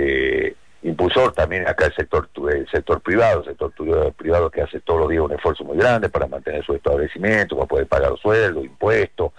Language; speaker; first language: Spanish; native; Spanish